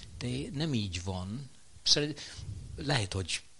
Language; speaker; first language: Hungarian; non-native, fluent; English